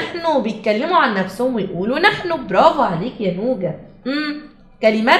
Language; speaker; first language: Arabic; native; Arabic